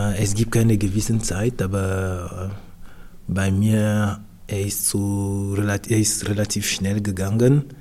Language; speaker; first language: German; non-native, learner; French